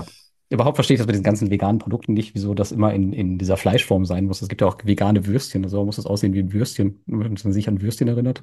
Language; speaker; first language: German; native; German